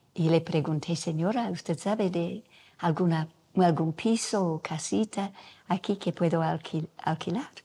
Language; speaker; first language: Spanish; non-native, fluent; English